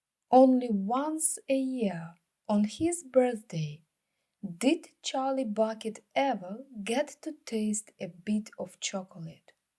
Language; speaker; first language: English; non-native, fluent; Ukrainian